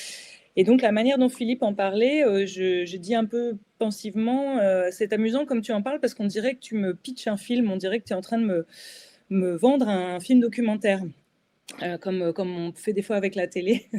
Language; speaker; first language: French; native; French